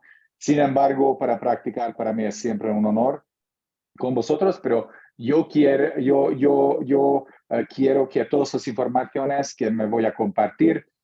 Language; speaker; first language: Spanish; non-native, learner; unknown